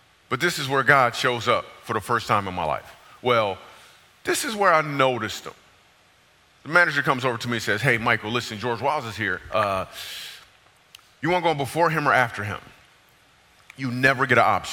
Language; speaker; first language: English; native; English